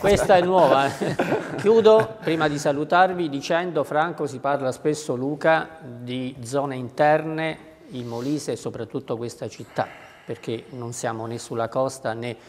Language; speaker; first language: Italian; native; Italian